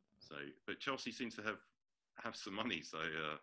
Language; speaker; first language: English; native; English